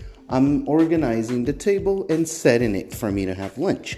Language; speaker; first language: English; non-native, fluent; Portuguese